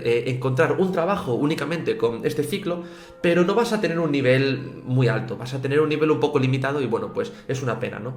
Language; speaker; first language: Spanish; native; Spanish